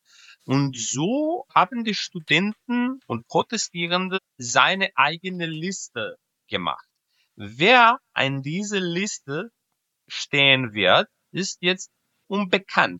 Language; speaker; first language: German; non-native, fluent; Serbian